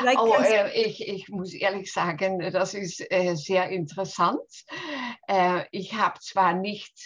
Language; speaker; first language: German; non-native, fluent; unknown